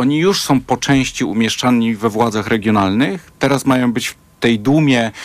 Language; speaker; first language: Polish; native; Polish